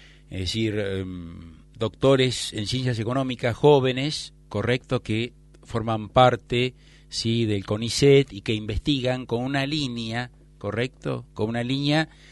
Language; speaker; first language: Spanish; native; Spanish